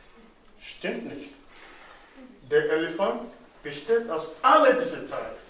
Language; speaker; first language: German; non-native, fluent; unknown